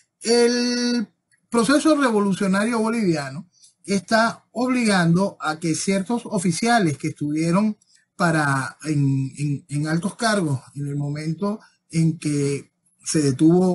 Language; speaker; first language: Spanish; native; Spanish